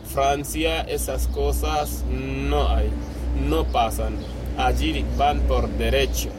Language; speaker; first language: Spanish; non-native, fluent; Wolof